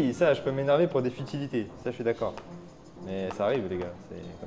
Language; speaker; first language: French; native; French